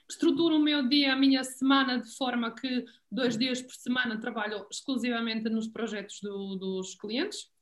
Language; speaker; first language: Portuguese; non-native, fluent; Serbian